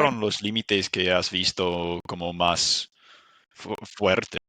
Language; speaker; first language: Spanish; non-native, fluent; English